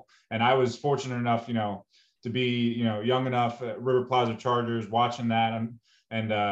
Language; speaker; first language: English; native; English